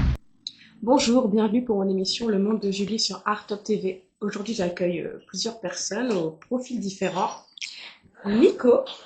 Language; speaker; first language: French; native; French